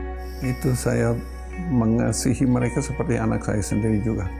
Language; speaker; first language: Indonesian; non-native, fluent; English